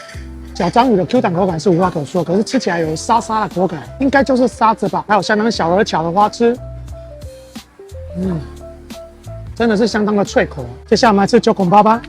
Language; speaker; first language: Chinese; native; Chinese